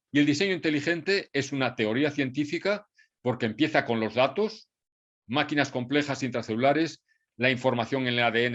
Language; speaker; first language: Spanish; native; Spanish